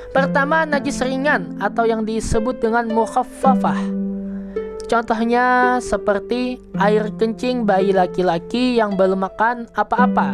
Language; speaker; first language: Indonesian; native; Indonesian